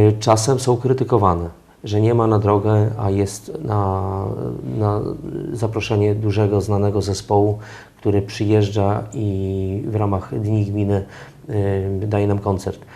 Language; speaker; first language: Polish; native; Polish